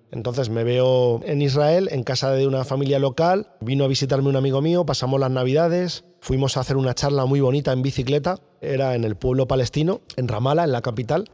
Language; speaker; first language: Spanish; native; Spanish